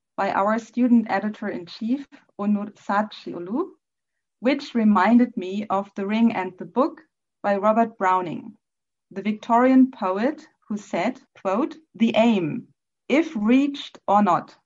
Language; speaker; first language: English; non-native, fluent; German